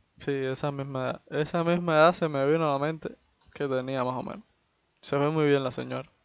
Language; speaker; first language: Spanish; native; Spanish